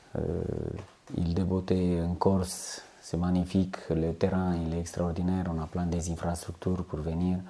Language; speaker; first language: French; non-native, fluent; Romanian